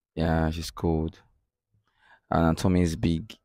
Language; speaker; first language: English; non-native, local second language; Bini